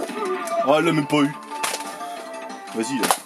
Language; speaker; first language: French; native; French